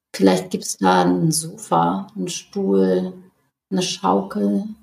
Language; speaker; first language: German; native; German